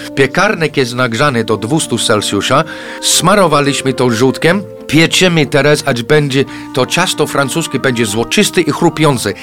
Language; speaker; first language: Polish; non-native, fluent; English